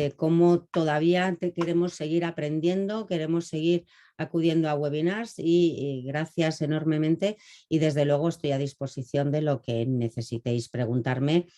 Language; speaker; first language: Spanish; native; Spanish